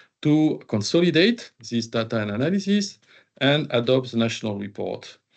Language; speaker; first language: English; non-native, fluent; French